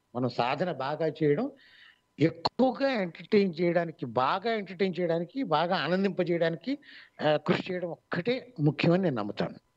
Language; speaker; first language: Telugu; native; Telugu